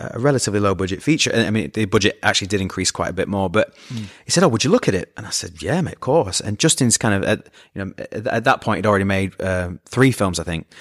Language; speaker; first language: English; native; English